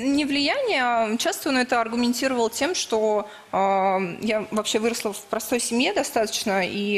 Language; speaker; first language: Russian; native; Russian